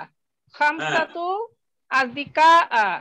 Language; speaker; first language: Arabic; non-native, learner; Bangla